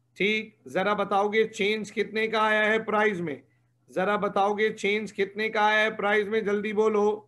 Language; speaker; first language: Hindi; native; Hindi